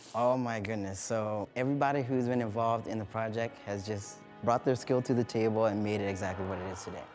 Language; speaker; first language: English; native; English